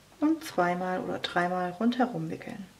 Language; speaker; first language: German; native; German